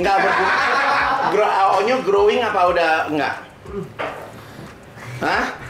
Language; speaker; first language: Indonesian; native; Indonesian